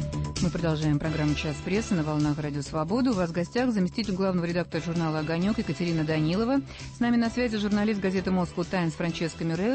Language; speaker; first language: Russian; native; Russian